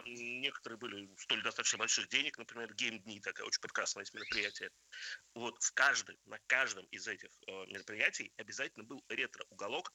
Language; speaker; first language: Russian; native; Russian